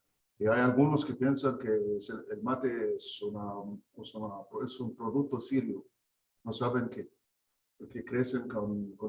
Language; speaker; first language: Spanish; non-native, fluent; Arabic